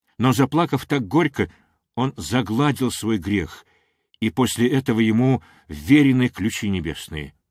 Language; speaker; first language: Russian; non-native, local second language; Armenian